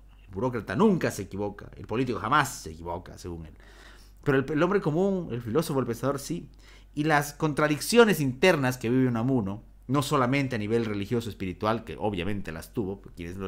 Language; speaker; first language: Spanish; native; Spanish